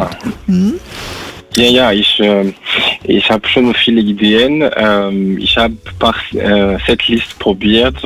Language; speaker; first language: German; non-native, fluent; French